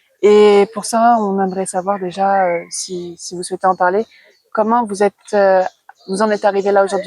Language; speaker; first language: French; native; French